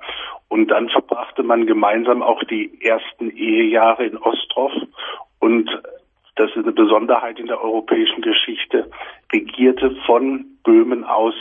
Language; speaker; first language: German; native; German